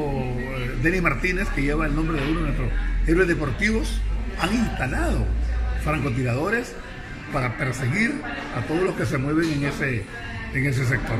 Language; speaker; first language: Spanish; native; Spanish